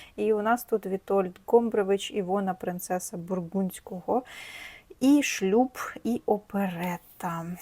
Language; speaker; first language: Ukrainian; native; Ukrainian